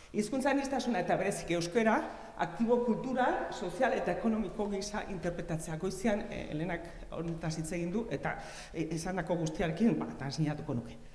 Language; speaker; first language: Basque; native; Basque